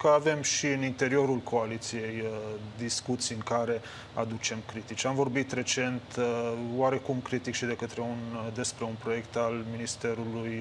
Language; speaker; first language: Romanian; native; Romanian